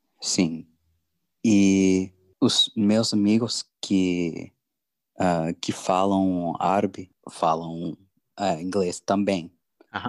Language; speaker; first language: Portuguese; non-native, learner; English